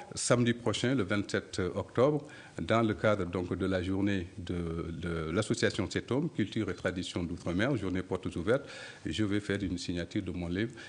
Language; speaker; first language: French; non-native, local second language; Soninke